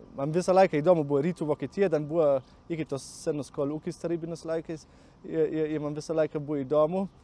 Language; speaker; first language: Lithuanian; non-native, learner; German